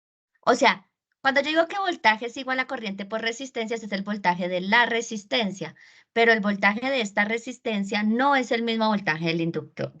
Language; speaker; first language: Spanish; native; Spanish